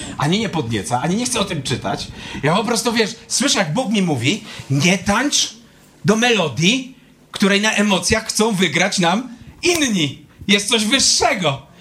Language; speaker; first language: Polish; native; Polish